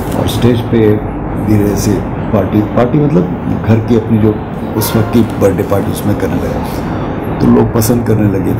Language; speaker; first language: Hindi; non-native, local second language; Marathi